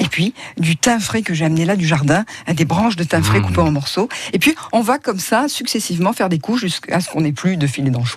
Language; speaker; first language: French; native; French